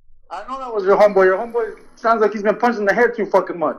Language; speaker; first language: English; early bilingual, other home language; Spanish